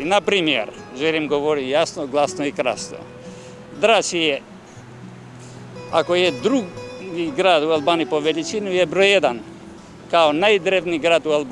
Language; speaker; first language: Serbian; non-native, learner; Albanian